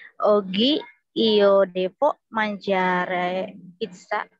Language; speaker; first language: Italian; non-native, learner; Indonesian